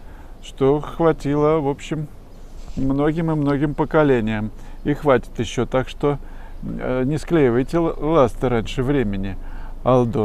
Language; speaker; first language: Russian; native; Russian